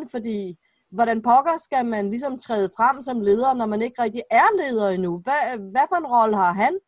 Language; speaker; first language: Danish; native; Danish